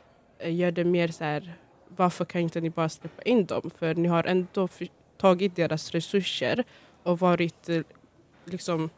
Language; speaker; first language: Swedish; early bilingual, other home language; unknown